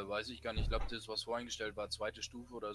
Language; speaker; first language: German; native; German